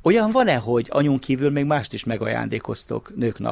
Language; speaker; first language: Hungarian; native; Hungarian